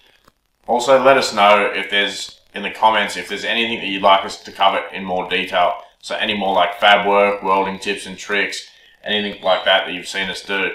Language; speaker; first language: English; native; English